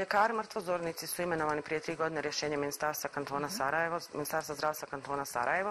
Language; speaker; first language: Croatian; native; Croatian